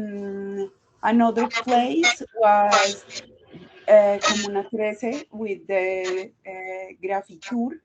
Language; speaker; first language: English; non-native, learner; Spanish